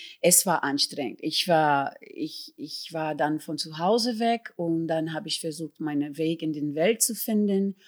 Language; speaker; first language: German; non-native, fluent; English